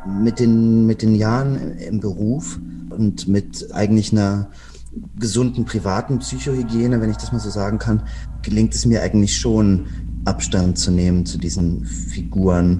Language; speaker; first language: German; native; German